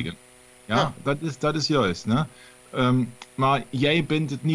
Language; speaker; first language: Dutch; non-native, learner; German